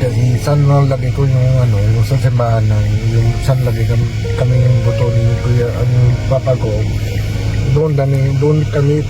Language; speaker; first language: Filipino; non-native, learner; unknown